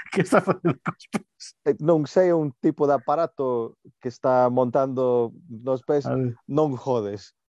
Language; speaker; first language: Galician; non-native, local second language; Spanish